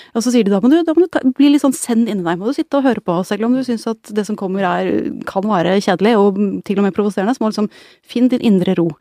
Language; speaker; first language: Norwegian; native; Norwegian